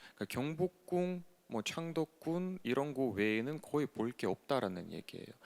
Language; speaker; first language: Korean; non-native, fluent; Russian